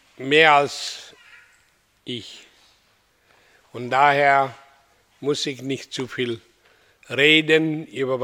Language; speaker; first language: German; non-native, learner; Hindi